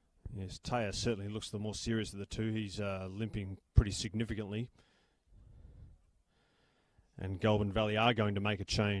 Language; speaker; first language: English; native; English